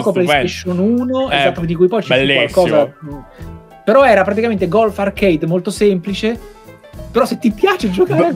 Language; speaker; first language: Italian; native; Italian